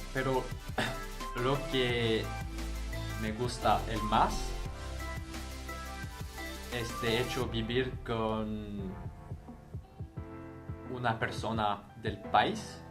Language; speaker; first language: Spanish; non-native, learner; English